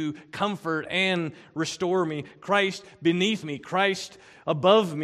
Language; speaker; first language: English; native; English